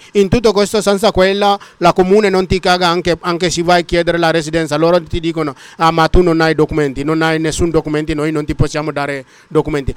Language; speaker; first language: Italian; non-native, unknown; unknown